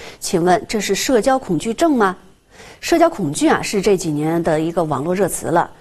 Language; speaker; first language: Chinese; native; Chinese